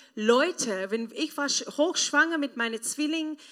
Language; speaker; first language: German; non-native, learner; English